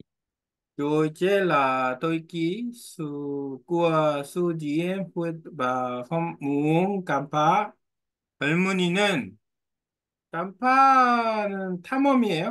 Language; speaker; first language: Korean; native; Korean